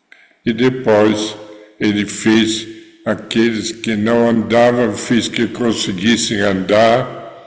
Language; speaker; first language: Portuguese; non-native, fluent; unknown